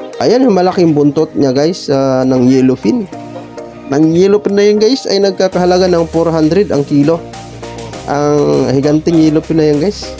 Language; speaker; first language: Filipino; non-native, local second language; Cebuano